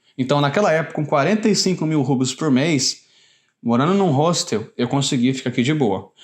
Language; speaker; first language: Portuguese; native; Portuguese